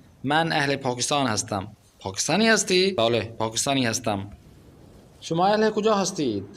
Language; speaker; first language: Persian; non-native, fluent; Urdu